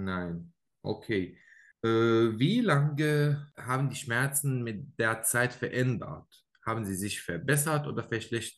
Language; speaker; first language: German; non-native, learner; Arabic